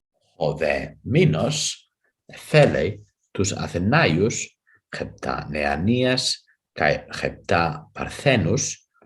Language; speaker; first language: Greek; non-native, fluent; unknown